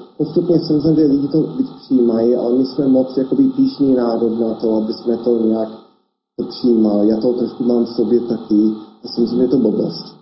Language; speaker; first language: Czech; non-native, fluent; English